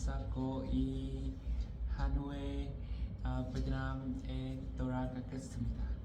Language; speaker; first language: Korean; non-native, learner; Vietnamese